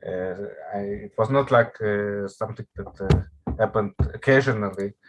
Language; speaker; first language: English; non-native, fluent; Russian